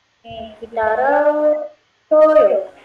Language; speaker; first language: Korean; non-native, learner; Indonesian